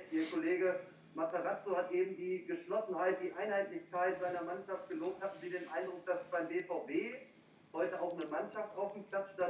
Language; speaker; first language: German; native; German